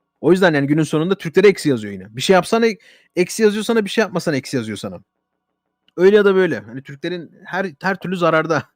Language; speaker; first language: Turkish; early bilingual, heritage; Turkish